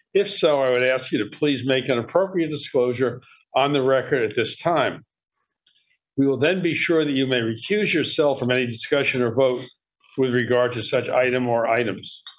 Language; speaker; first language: English; native; English